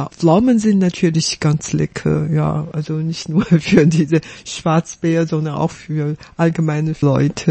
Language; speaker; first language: German; non-native, fluent; Chinese